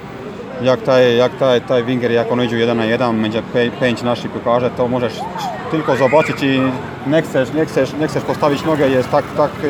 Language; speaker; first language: Polish; non-native, learner; Croatian